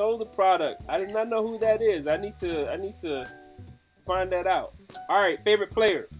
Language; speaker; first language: English; native; English